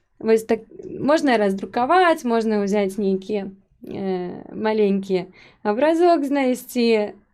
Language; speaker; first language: Belarusian; native; Belarusian